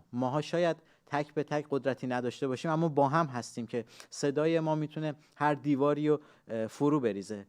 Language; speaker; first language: Persian; native; Persian